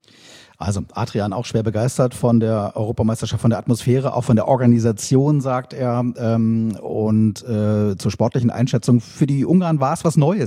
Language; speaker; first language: German; native; German